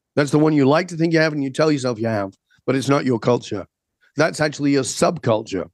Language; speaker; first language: English; native; English